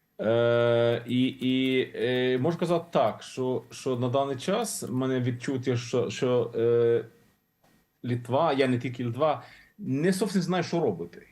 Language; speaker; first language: Ukrainian; non-native, learner; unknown